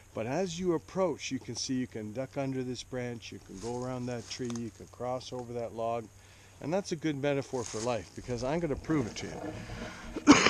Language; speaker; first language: English; native; English